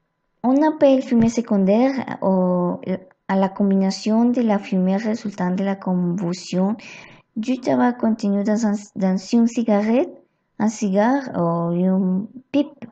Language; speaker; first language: French; non-native, learner; Spanish